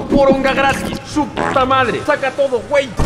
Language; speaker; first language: Spanish; native; Spanish